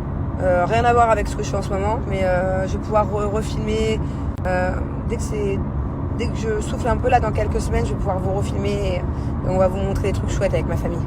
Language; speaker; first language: French; native; French